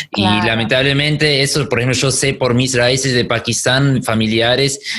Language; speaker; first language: Spanish; non-native, fluent; German